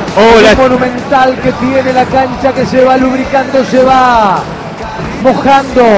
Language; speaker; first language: Spanish; native; Spanish